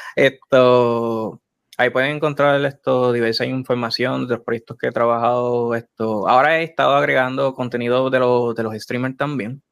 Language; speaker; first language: Spanish; native; Spanish